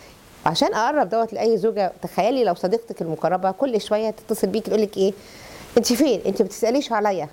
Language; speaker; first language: Arabic; native; Arabic